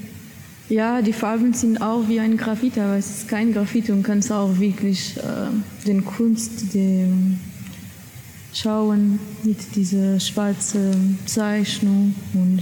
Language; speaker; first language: German; non-native, learner; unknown